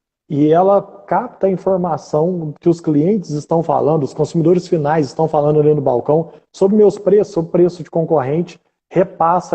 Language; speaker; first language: Portuguese; native; Portuguese